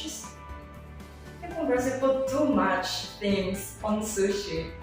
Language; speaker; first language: English; non-native, fluent; Portuguese